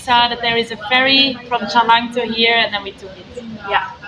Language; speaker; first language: English; non-native, fluent; Dutch